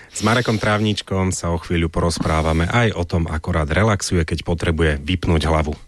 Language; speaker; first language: Slovak; native; Slovak